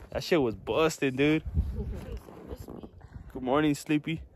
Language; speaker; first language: English; early bilingual, other home language; Spanish